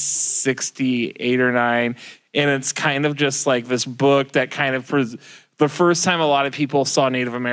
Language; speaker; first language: English; native; English